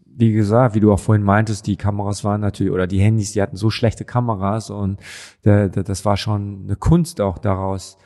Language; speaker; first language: German; native; German